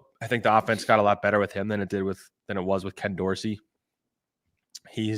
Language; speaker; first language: English; native; English